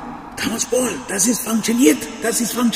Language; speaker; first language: German; non-native, learner; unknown